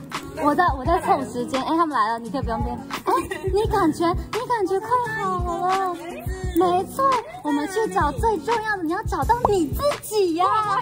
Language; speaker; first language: Chinese; native; Chinese